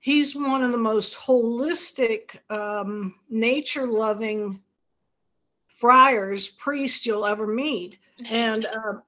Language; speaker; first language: English; native; English